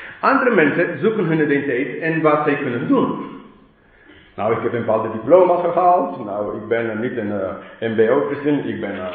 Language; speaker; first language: Dutch; non-native, fluent; English